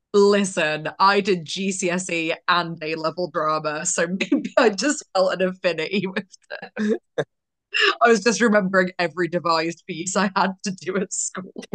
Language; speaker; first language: English; early bilingual, other home language; Polish